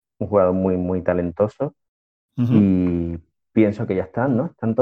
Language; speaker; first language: Portuguese; non-native, learner; Spanish